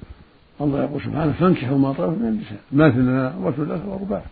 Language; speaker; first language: Arabic; native; Arabic